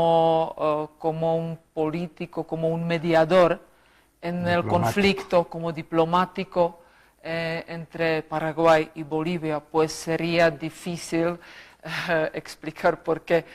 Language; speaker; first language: Spanish; non-native, fluent; Czech